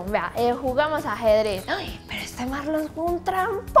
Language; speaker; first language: Spanish; native; Spanish